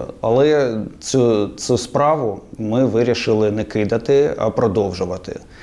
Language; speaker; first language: Ukrainian; non-native, local second language; Russian